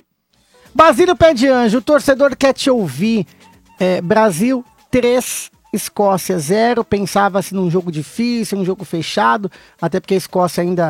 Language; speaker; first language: Portuguese; native; Portuguese